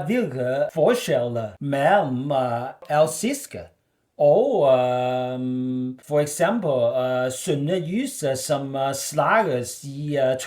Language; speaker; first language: Danish; non-native, learner; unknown